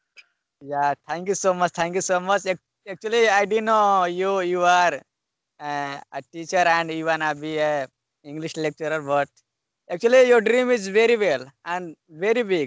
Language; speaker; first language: English; non-native, learner; Hindi